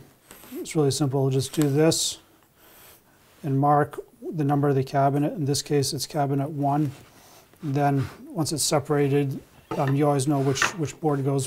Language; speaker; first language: English; native; English